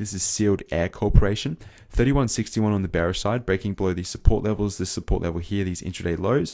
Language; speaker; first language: English; native; English